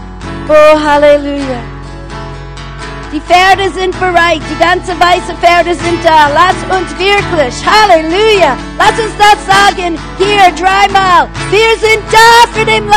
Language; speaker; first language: German; non-native, fluent; English